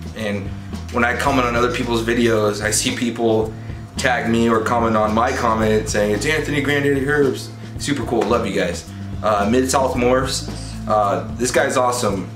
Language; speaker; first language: English; native; English